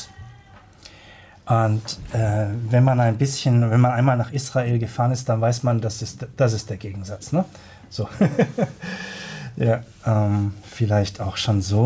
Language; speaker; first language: German; native; German